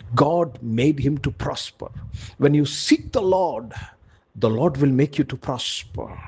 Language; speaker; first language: English; non-native, local second language; Telugu